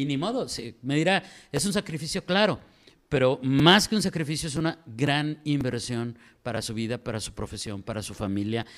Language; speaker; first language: Spanish; native; Spanish